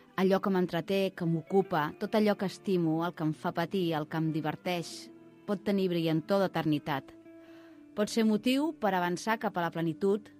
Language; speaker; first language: Catalan; native; Catalan